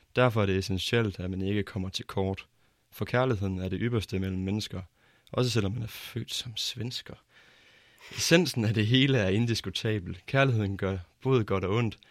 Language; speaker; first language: Danish; native; Danish